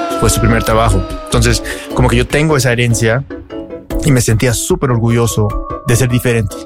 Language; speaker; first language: Spanish; early bilingual, heritage; Spanish